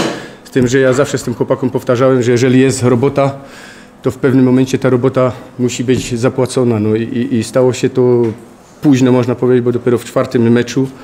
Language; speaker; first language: Polish; native; Polish